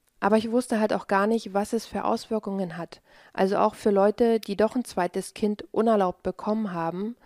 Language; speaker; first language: German; native; German